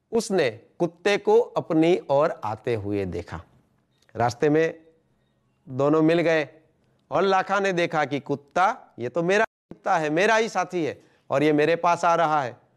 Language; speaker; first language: Hindi; non-native, local second language; Gujarati